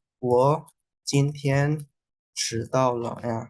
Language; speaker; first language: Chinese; non-native, fluent; Indonesian